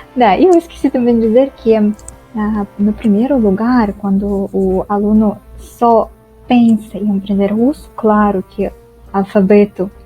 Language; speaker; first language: Portuguese; non-native, fluent; Russian